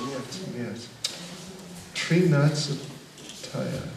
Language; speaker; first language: Russian; non-native, learner; English